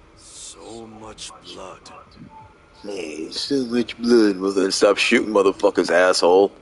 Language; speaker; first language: English; native; English